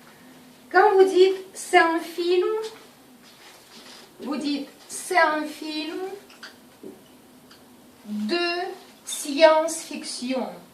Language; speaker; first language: French; non-native, fluent; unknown